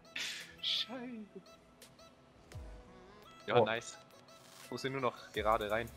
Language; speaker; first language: German; native; German